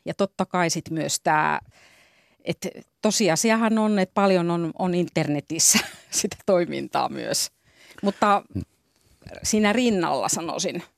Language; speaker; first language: Finnish; native; Finnish